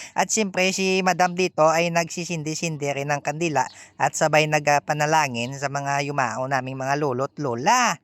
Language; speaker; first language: Filipino; non-native, local second language; Hiligaynon